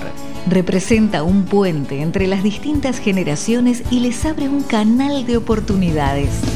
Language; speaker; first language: Spanish; native; Spanish